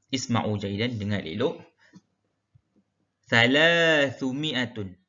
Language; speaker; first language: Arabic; non-native, fluent; Malay